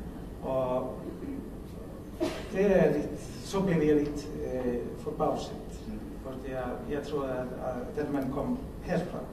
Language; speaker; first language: Swedish; non-native, learner; Icelandic